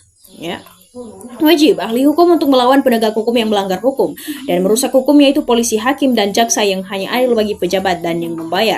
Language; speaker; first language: Indonesian; native; Indonesian